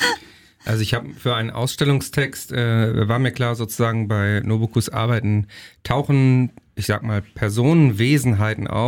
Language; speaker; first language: German; native; German